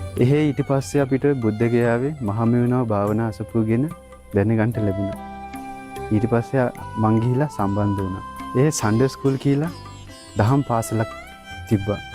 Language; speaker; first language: Sinhala; non-native, fluent; Hindi